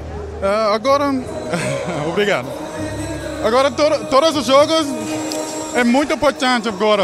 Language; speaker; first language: Portuguese; non-native, learner; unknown